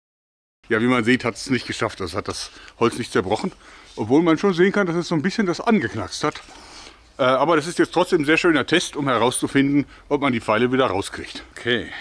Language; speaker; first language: German; native; German